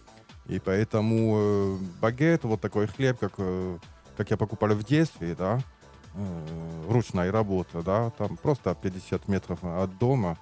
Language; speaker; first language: Russian; non-native, learner; French